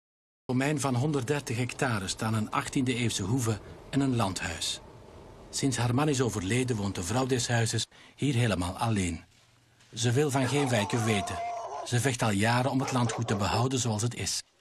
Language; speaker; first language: Dutch; native; Dutch